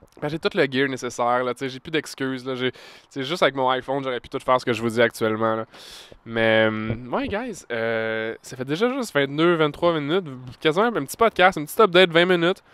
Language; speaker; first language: French; native; French